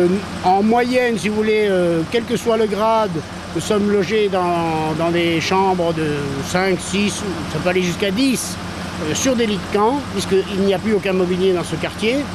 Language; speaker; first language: French; native; French